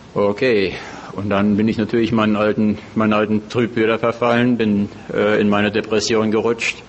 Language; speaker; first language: German; native; German